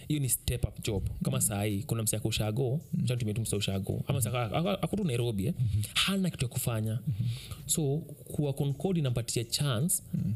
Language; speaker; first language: Swahili; native; Swahili